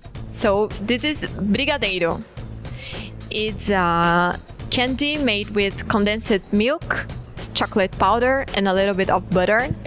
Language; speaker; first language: English; non-native, fluent; Portuguese